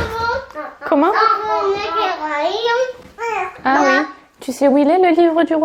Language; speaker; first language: French; native; French